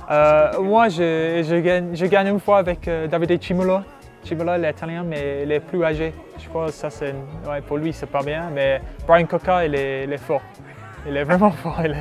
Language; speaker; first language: French; non-native, learner; English